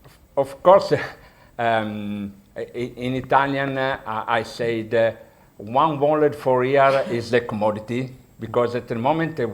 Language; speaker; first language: English; non-native, learner; Italian